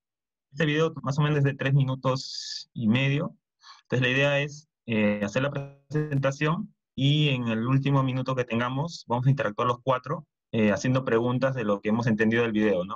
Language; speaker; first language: Spanish; native; Spanish